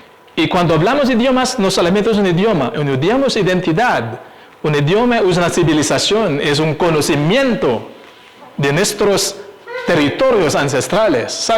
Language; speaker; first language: Spanish; non-native, fluent; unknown